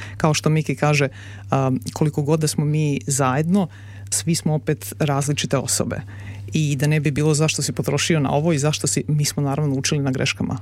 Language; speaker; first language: Serbian; native; Serbian